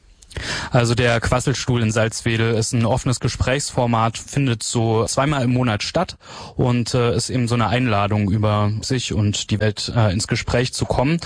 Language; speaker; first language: German; native; German